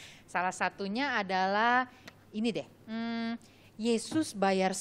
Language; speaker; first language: Indonesian; native; Indonesian